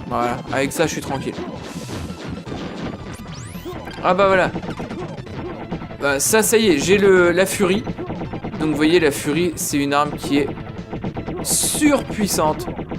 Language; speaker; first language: French; native; French